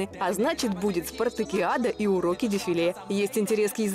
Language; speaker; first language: Russian; native; Russian